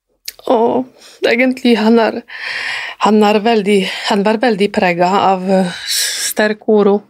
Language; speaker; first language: Norwegian; non-native, fluent; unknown